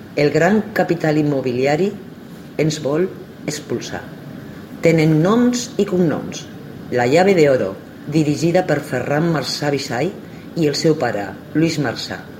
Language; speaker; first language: Catalan; native; Catalan